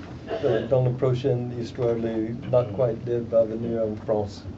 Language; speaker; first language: French; non-native, fluent; English